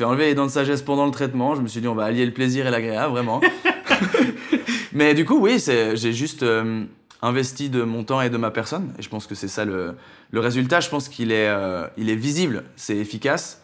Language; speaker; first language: French; native; French